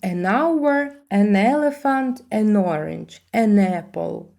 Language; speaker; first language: English; non-native, fluent; Ukrainian